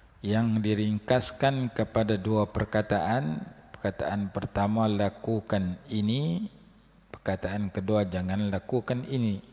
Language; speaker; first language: Malay; native; Malay